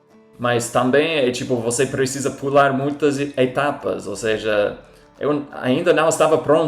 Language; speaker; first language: Portuguese; non-native, fluent; English